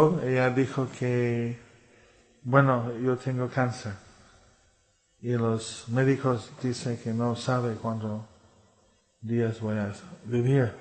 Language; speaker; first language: Spanish; non-native, fluent; English